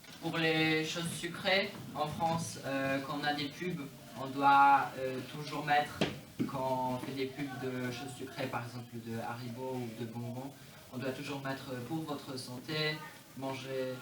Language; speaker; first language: French; non-native, fluent; Polish